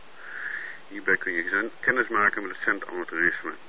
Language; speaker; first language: Dutch; native; Dutch